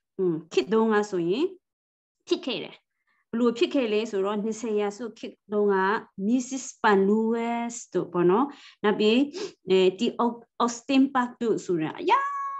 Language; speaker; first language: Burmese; non-native, local second language; Kachin